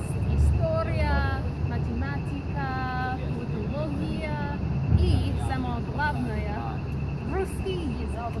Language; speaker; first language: Russian; non-native, fluent; English